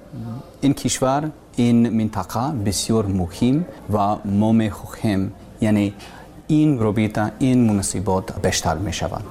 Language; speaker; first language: Persian; non-native, learner; English